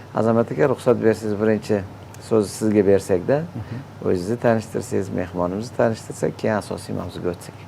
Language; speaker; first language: Uzbek; native; Uzbek